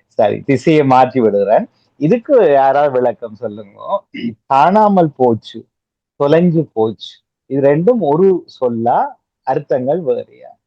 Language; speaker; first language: Tamil; native; Tamil